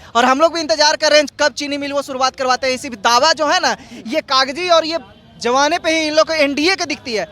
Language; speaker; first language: Hindi; native; Hindi